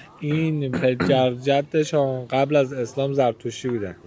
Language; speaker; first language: Persian; non-native, local second language; Kurdish